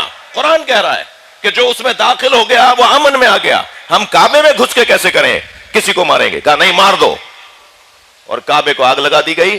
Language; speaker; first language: Urdu; native; Urdu